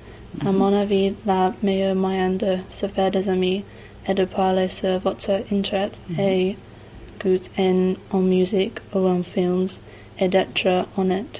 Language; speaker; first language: French; non-native, learner; English